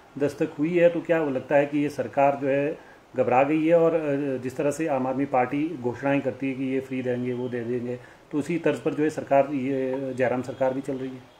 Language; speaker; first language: Hindi; native; Hindi